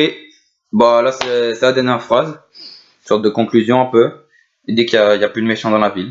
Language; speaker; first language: French; native; French